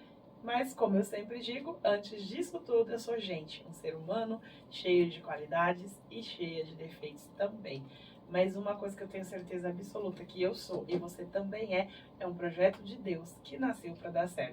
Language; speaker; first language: Portuguese; native; Portuguese